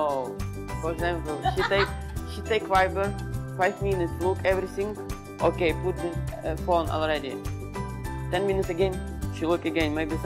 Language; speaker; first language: English; non-native, learner; Ukrainian